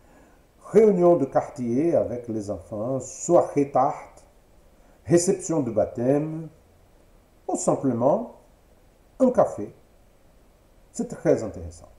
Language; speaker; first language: French; non-native, fluent; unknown